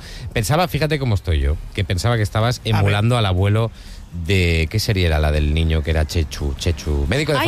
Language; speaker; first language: Spanish; native; Spanish